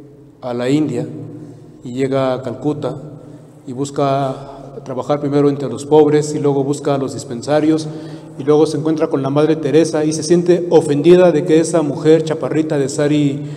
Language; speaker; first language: Spanish; native; Spanish